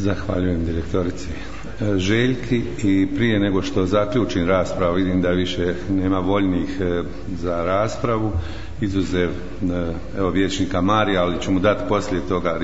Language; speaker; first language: Croatian; native; Croatian